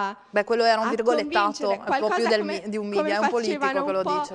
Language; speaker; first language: Italian; native; Italian